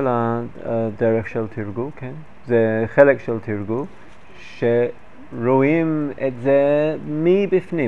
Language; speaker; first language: Hebrew; non-native, fluent; English